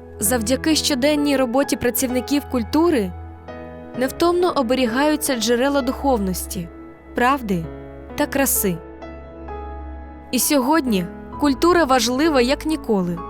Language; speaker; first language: Ukrainian; native; Ukrainian